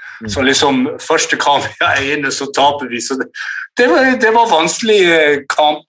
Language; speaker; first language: Norwegian; early bilingual, heritage; English